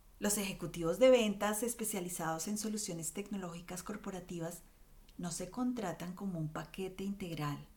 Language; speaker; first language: Spanish; native; Spanish